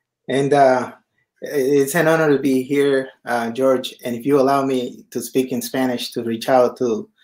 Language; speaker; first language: English; non-native, fluent; Spanish